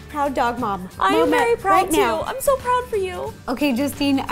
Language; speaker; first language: English; native; English